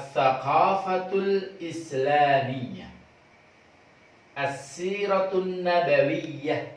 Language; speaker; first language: Arabic; non-native, fluent; Indonesian